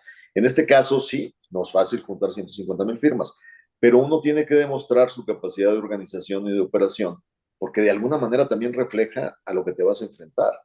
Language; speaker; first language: Spanish; native; Spanish